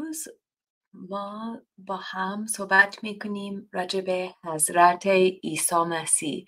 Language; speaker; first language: Persian; non-native, fluent; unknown